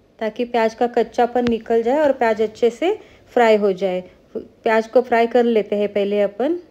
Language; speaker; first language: Hindi; non-native, local second language; Marathi